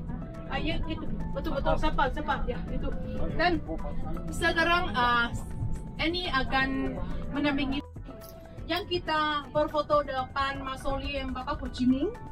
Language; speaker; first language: Indonesian; non-native, fluent; Vietnamese